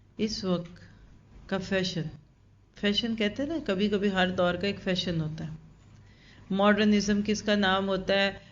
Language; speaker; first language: Urdu; native; Urdu